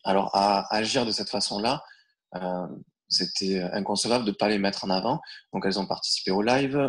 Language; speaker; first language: French; native; French